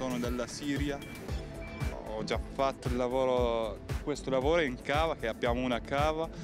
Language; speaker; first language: Italian; non-native, learner; Arabic